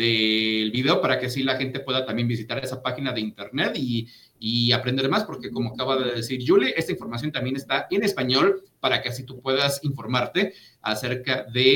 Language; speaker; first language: Spanish; native; Spanish